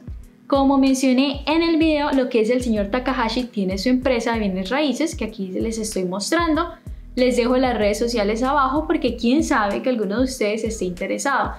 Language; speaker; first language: Spanish; native; Spanish